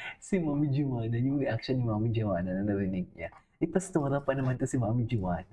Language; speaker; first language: Filipino; native; Filipino